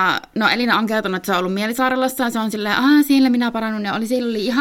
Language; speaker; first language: Finnish; native; Finnish